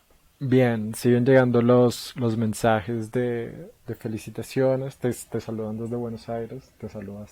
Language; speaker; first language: Spanish; native; Spanish